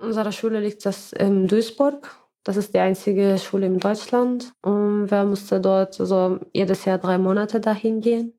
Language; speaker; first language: German; non-native, learner; Arabic